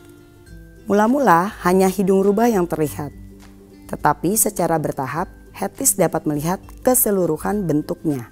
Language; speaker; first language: Indonesian; native; Indonesian